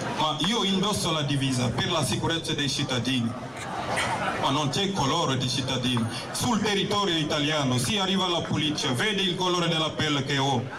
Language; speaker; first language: Italian; non-native, fluent; Wolof